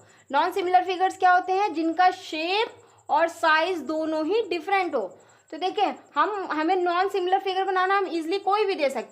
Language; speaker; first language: Hindi; native; Hindi